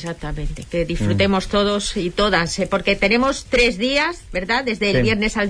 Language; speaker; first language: Spanish; native; Spanish